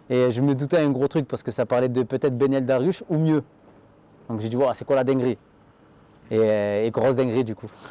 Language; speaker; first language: French; native; French